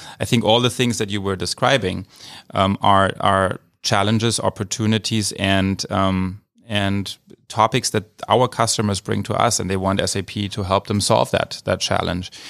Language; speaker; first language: English; non-native, fluent; German